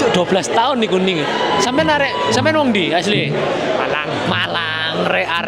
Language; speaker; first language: Indonesian; native; Indonesian